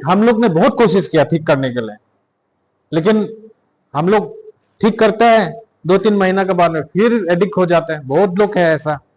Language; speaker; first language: Hindi; non-native, local second language; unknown